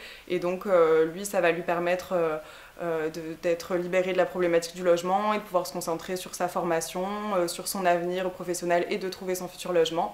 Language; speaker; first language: French; native; French